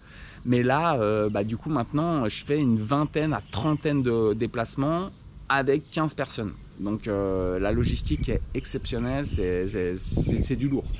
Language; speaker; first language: French; native; French